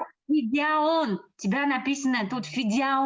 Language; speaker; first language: Russian; non-native, learner; Uzbek